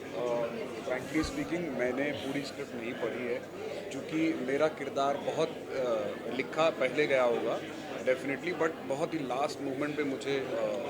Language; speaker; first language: Hindi; native; Hindi